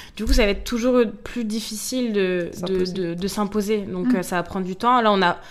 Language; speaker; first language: French; native; French